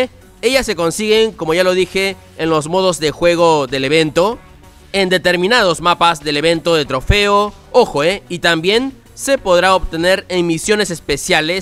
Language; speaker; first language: Spanish; native; Spanish